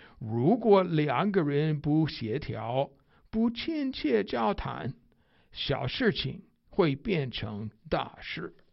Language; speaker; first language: Chinese; non-native, fluent; English